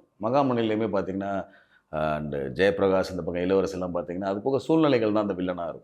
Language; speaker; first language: Tamil; native; Tamil